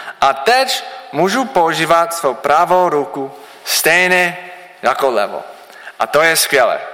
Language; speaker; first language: Czech; non-native, learner; English